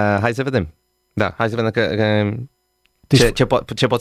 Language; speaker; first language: Romanian; non-native, learner; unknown